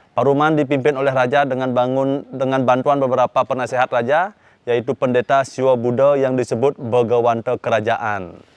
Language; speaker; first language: Indonesian; non-native, local second language; Balinese